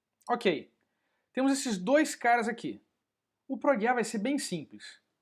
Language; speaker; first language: Portuguese; native; Portuguese